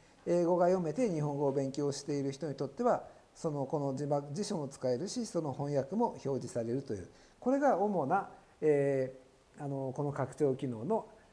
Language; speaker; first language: Japanese; native; Japanese